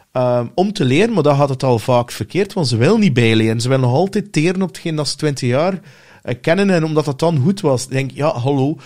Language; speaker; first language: Dutch; native; Dutch